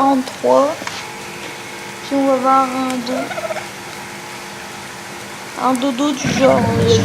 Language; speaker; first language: French; native; French